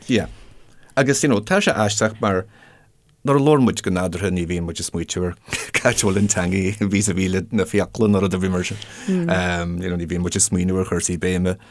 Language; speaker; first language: Irish; non-native, local second language; English